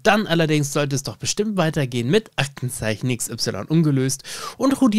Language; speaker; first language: German; native; German